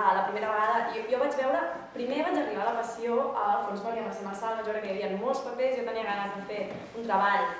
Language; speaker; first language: Catalan; native; Catalan